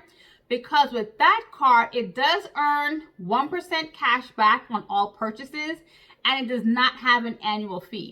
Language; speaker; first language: English; native; English